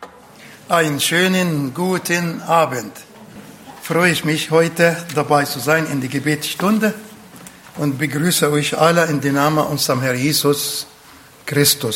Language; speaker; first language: German; non-native, fluent; Arabic